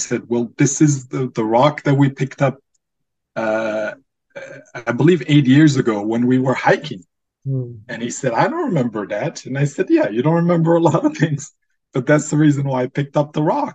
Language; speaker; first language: English; non-native, fluent; Arabic